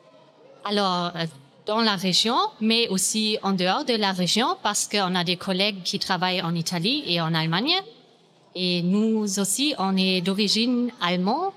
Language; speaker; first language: French; non-native, fluent; German